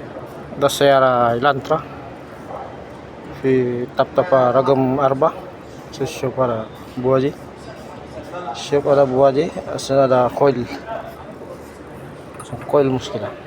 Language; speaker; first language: Arabic; non-native, learner; Indonesian